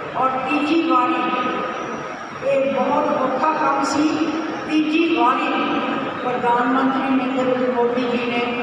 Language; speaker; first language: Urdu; non-native, local second language; Punjabi